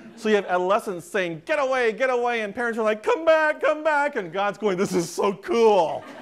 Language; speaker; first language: English; native; English